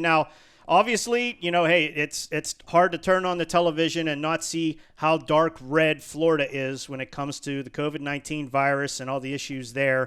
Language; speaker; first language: English; native; English